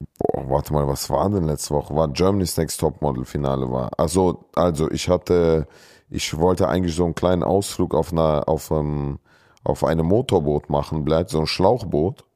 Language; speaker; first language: German; early bilingual, other home language; Russian